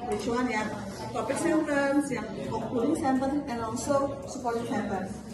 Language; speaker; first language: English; non-native, fluent; Indonesian